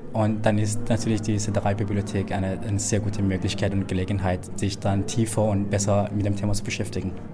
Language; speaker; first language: German; early bilingual, other home language; Persian